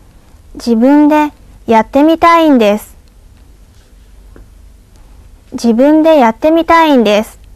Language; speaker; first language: Japanese; native; Japanese